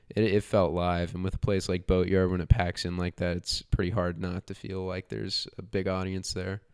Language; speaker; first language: English; native; English